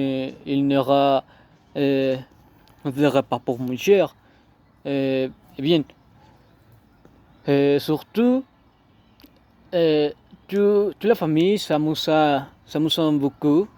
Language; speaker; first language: French; non-native, learner; Spanish